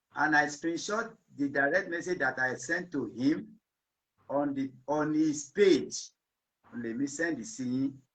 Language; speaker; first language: English; non-native, local second language; Yoruba